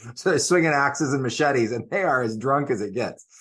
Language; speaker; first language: English; native; English